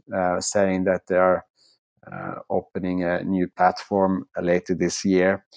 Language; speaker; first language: English; non-native, fluent; Swedish